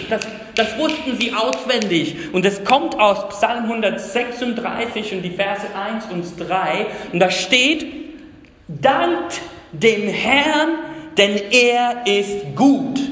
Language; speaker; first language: German; non-native, fluent; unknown